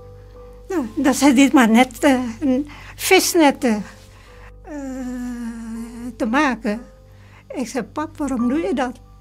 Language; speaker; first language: Dutch; early bilingual, other home language; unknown